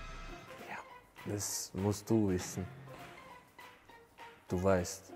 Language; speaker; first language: German; non-native, fluent; Hungarian